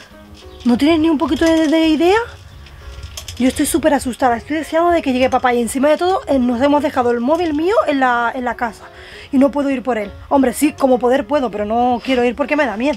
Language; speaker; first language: Spanish; native; Spanish